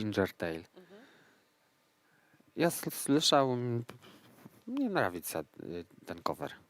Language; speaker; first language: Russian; non-native, learner; Polish